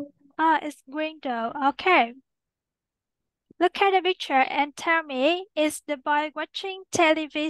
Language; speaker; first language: English; non-native, fluent; Vietnamese